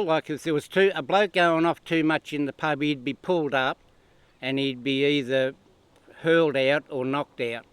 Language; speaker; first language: English; native; English